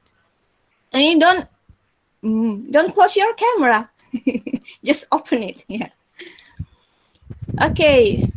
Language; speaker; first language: English; non-native, fluent; Indonesian